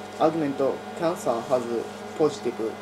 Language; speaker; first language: English; non-native, learner; Japanese